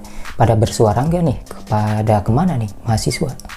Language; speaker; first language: Indonesian; native; Indonesian